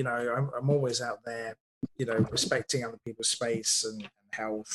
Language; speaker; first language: English; native; English